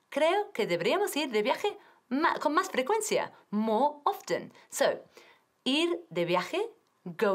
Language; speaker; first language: Spanish; non-native, fluent; English